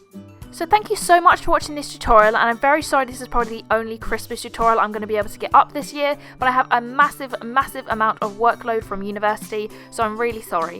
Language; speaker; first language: English; native; English